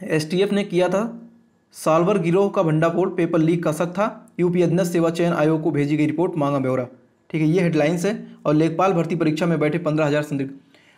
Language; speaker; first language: Hindi; native; Hindi